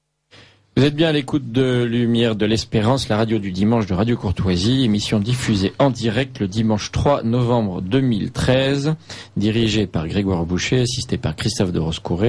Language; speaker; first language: French; native; French